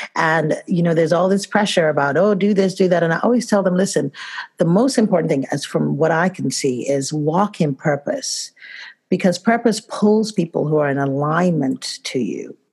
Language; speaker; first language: English; non-native, local second language; Igbo